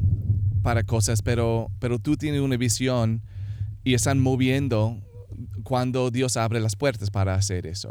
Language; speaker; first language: Spanish; non-native, fluent; English